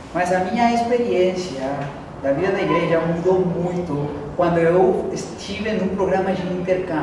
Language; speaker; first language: Portuguese; non-native, fluent; Spanish